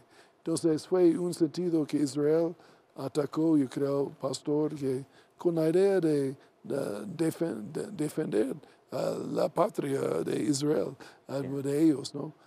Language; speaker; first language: Spanish; non-native, learner; English